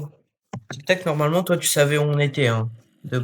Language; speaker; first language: French; native; French